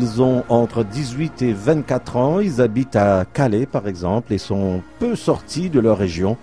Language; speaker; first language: French; native; French